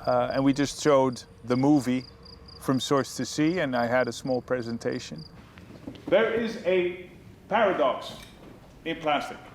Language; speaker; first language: English; non-native, fluent; Dutch